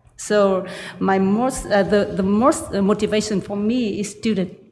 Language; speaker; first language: English; non-native, learner; Vietnamese